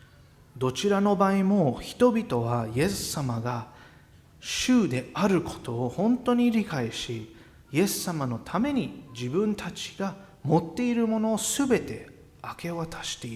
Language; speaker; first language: Japanese; non-native, fluent; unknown